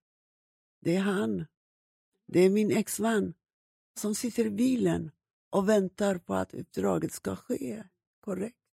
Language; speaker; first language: Swedish; non-native, fluent; Persian